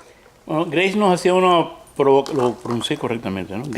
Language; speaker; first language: Spanish; native; Spanish